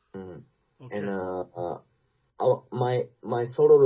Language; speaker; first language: English; non-native, learner; Japanese